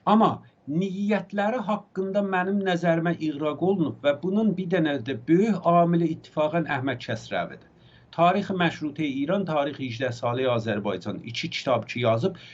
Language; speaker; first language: Azerbaijani; native; Azerbaijani